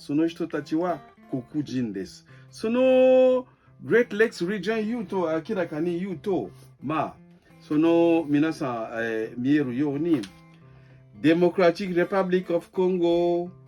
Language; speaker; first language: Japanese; non-native, fluent; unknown